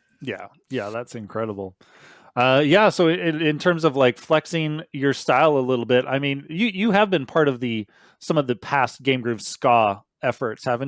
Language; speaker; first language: English; native; English